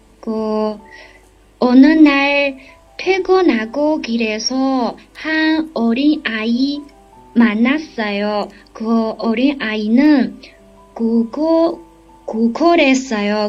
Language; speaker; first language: Korean; non-native, learner; Chinese